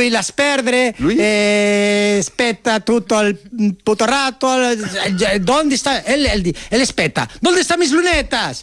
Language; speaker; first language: Spanish; native; Spanish